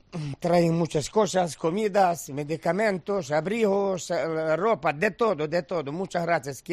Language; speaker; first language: Spanish; non-native, learner; Ukrainian